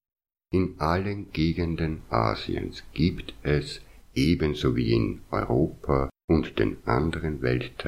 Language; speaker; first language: German; native; German